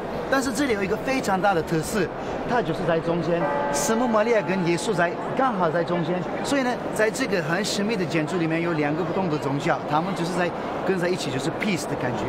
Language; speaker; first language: Chinese; non-native, fluent; Turkish